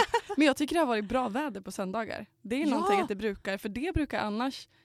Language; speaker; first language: Swedish; native; Swedish